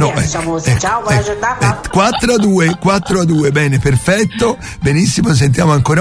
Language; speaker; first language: Italian; native; Italian